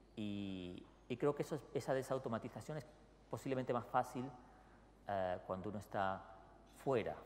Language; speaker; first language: Spanish; native; Spanish